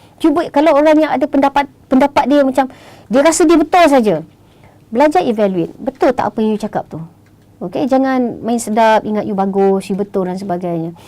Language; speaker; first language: Malay; native; Malay